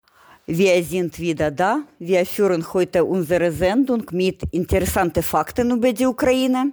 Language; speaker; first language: German; non-native, learner; Ukrainian